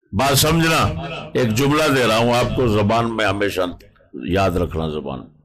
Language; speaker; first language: Urdu; non-native, local second language; Punjabi